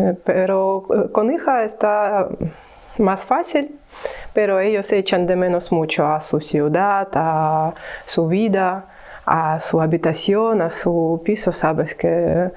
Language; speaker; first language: Spanish; non-native, learner; Ukrainian